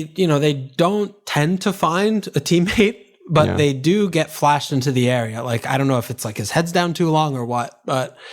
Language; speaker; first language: English; native; English